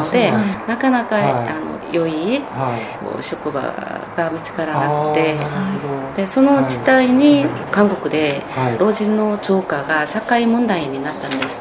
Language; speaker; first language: Japanese; non-native, fluent; Korean